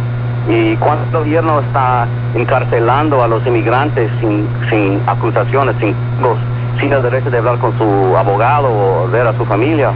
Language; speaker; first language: Spanish; early bilingual, heritage; Spanish